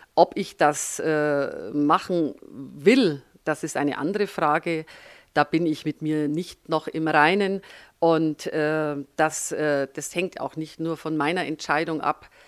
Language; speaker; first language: German; native; German